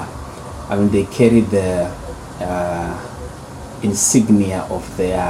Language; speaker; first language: English; non-native, local second language; Shona